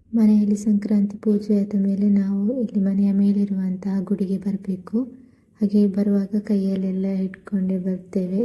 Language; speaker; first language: Kannada; non-native, local second language; Tulu